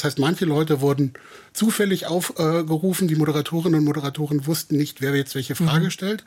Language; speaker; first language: German; native; German